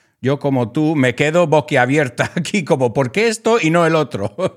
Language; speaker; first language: Spanish; non-native, fluent; English